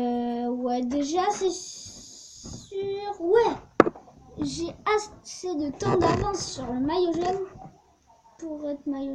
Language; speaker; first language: French; native; French